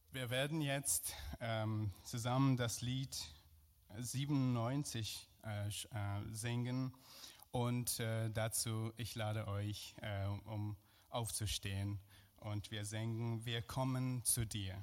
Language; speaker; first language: German; non-native, fluent; Persian